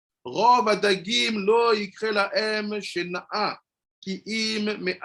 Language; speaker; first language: Hebrew; non-native, fluent; French